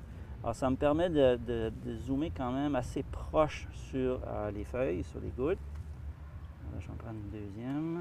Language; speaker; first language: French; native; French